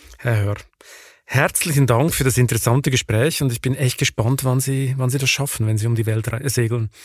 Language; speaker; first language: German; native; German